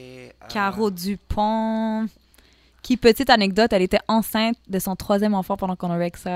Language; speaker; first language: French; native; French